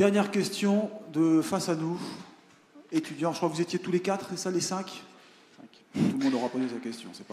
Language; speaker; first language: French; native; French